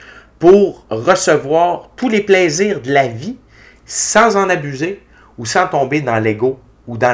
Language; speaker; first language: French; native; French